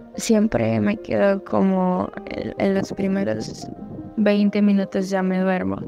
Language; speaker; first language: Spanish; native; Spanish